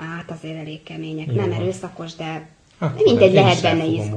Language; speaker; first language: Hungarian; native; Hungarian